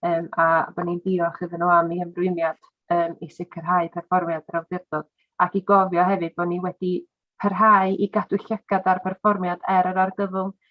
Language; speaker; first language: Welsh; native; Welsh